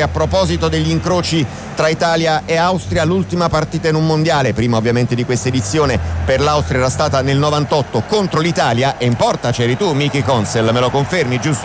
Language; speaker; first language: Italian; native; Italian